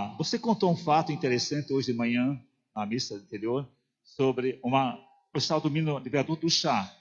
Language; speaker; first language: Portuguese; native; Portuguese